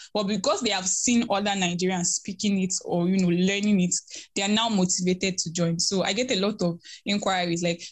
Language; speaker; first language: English; non-native, local second language; Igbo